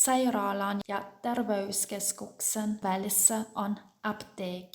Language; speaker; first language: Finnish; non-native, fluent; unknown